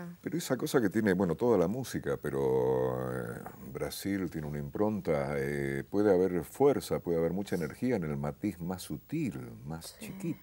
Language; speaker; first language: Spanish; native; Spanish